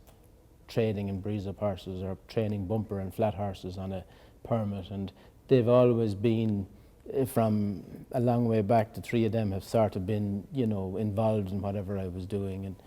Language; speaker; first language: English; native; English